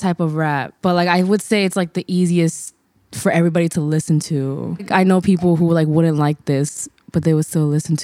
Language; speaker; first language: English; native; English